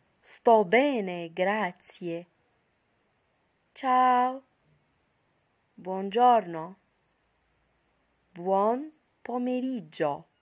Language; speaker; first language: Italian; non-native, fluent; Arabic